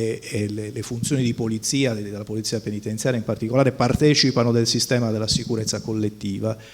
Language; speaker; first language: Italian; native; Italian